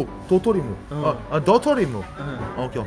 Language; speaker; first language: Korean; native; Korean